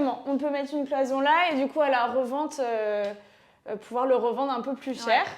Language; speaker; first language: French; native; French